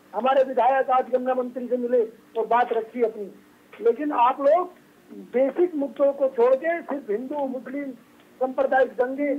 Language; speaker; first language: Hindi; native; Hindi